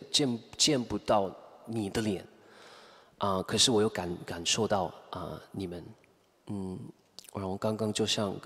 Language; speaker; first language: Chinese; non-native, fluent; English